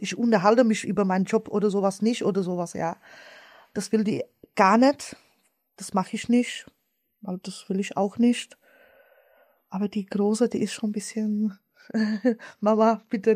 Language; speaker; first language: German; early bilingual, other home language; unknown